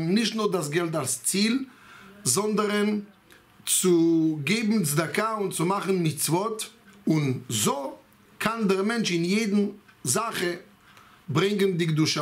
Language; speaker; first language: German; non-native, fluent; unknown